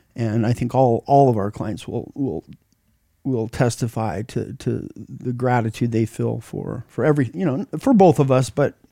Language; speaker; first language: English; native; English